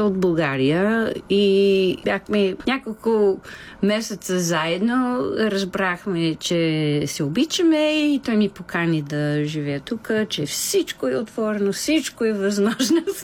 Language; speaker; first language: Bulgarian; non-native, fluent; English